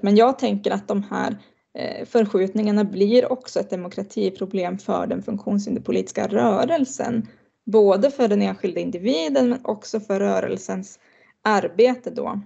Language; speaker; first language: Swedish; native; Swedish